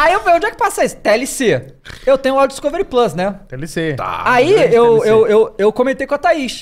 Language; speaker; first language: Portuguese; native; Portuguese